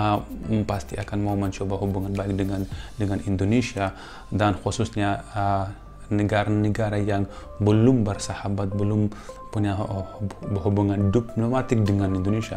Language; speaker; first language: Indonesian; non-native, fluent; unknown